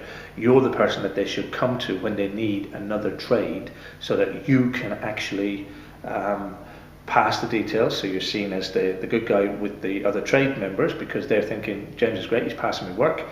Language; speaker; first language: English; native; English